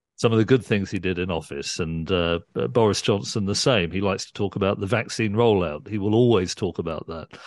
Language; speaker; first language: English; early bilingual, other home language; Urdu